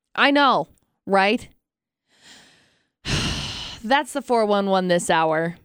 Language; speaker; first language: English; native; English